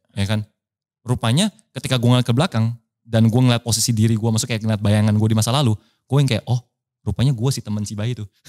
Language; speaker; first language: Indonesian; non-native, local second language; Min Nan Chinese